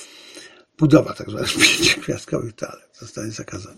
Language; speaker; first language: Polish; native; Polish